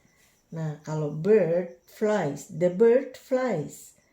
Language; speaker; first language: English; non-native, fluent; Indonesian